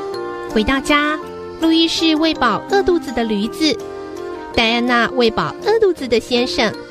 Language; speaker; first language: Chinese; native; Chinese